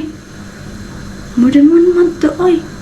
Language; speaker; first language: English; non-native, local second language; Cebuano